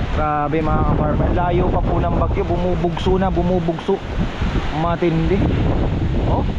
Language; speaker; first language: Filipino; native; Filipino